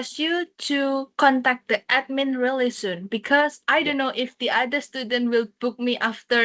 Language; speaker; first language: English; non-native, fluent; Indonesian